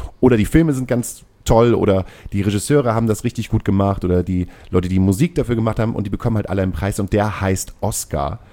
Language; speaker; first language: German; native; German